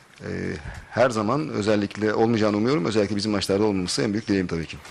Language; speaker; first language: Turkish; native; Turkish